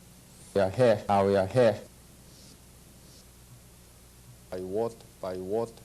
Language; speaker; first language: English; non-native, learner; Japanese